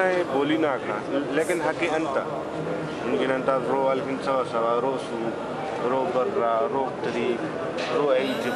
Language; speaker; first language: Arabic; non-native, learner; Urdu